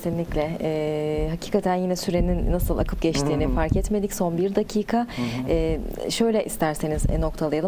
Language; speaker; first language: Turkish; native; Turkish